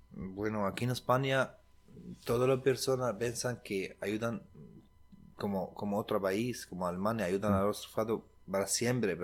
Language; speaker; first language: Spanish; non-native, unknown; Arabic